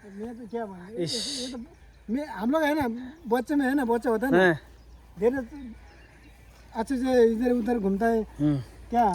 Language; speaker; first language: Hindi; non-native, learner; Bangla